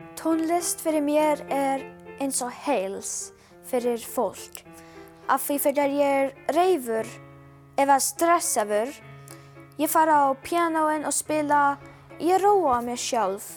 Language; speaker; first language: Icelandic; non-native, learner; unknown